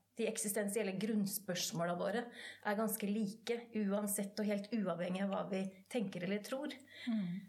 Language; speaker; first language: Norwegian; native; Norwegian